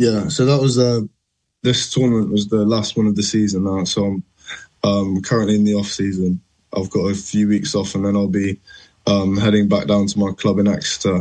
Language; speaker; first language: English; native; English